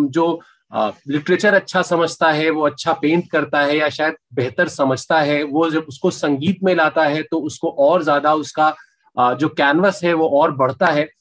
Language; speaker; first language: Hindi; native; Hindi